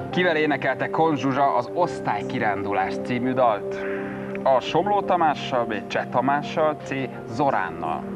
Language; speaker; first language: Hungarian; native; Hungarian